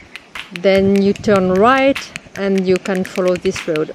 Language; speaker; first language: English; non-native, fluent; French